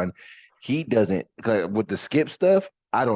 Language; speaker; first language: English; native; English